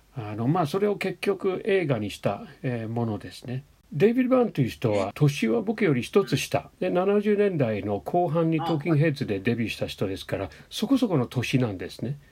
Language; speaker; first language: Japanese; non-native, fluent; English